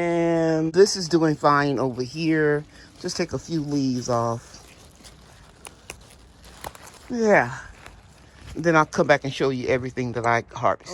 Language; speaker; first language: English; native; English